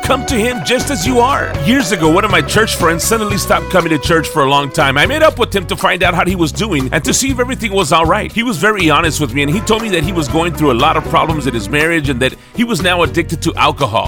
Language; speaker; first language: English; early bilingual, other home language; Spanish